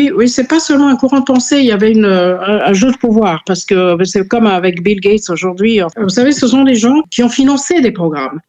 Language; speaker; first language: French; non-native, fluent; Serbian